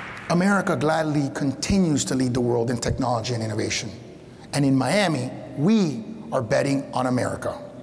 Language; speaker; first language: English; early bilingual, other home language; Spanish